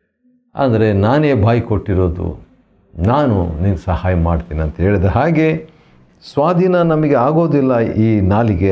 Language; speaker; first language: Kannada; native; Kannada